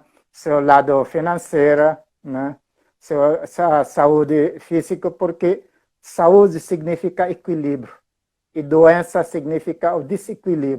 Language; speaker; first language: Portuguese; non-native, fluent; Filipino